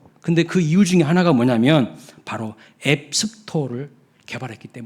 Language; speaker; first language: Korean; native; Korean